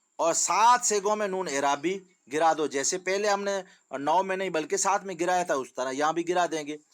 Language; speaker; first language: Urdu; non-native, local second language; Sindhi